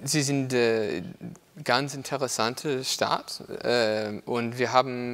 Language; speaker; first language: German; non-native, learner; English